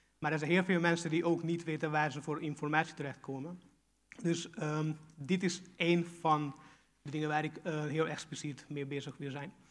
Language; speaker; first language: Dutch; non-native, fluent; Hungarian